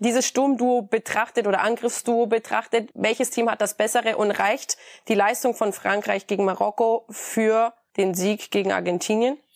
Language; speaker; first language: German; native; German